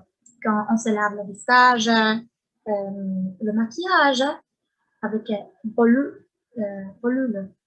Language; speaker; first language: French; non-native, learner; Spanish